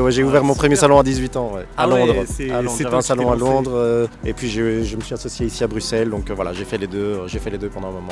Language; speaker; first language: French; native; French